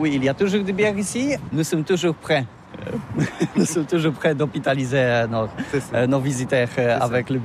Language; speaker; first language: French; non-native, learner; Polish